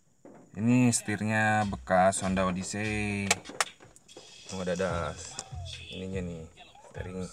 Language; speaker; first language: Indonesian; native; Indonesian